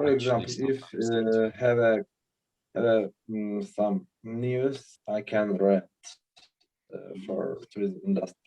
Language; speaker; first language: English; non-native, learner; Turkish